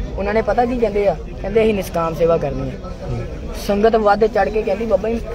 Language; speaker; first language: Punjabi; native; Punjabi